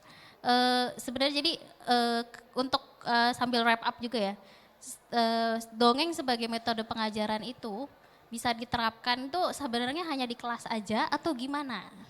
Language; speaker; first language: Indonesian; native; Indonesian